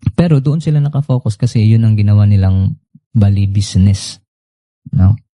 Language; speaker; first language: Filipino; non-native, local second language; Cebuano